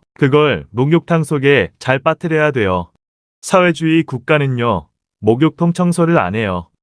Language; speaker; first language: Korean; native; Korean